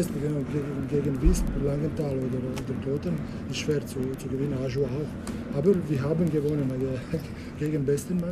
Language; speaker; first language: German; non-native, learner; English